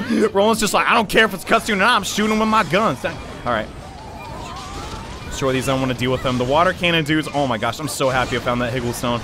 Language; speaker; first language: English; native; English